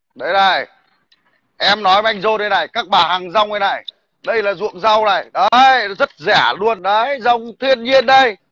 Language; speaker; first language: Vietnamese; native; Vietnamese